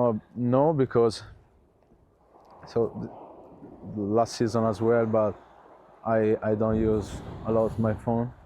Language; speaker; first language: English; non-native, learner; Italian